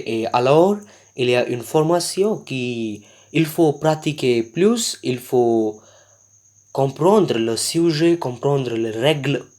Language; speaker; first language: French; non-native, learner; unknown